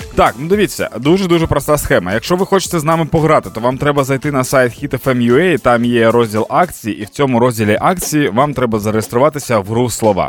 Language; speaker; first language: Ukrainian; non-native, local second language; Russian